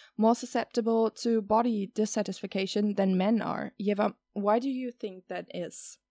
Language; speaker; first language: English; non-native, fluent; German